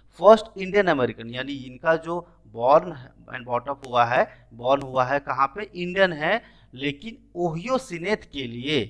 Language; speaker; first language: Hindi; native; Hindi